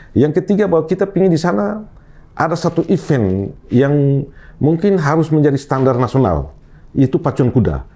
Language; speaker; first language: Indonesian; non-native, local second language; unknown